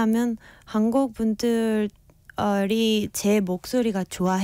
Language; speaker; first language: Korean; non-native, fluent; Spanish